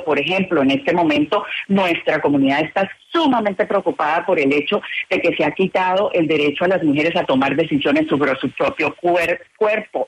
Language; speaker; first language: Spanish; native; Spanish